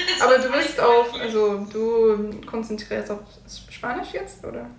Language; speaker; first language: German; non-native, learner; English